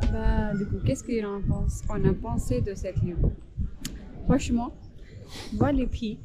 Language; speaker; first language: French; non-native, fluent; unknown